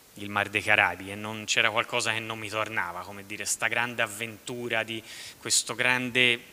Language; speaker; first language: Italian; native; Italian